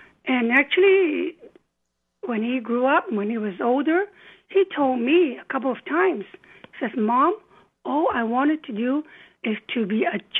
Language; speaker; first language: English; non-native, local second language; Cantonese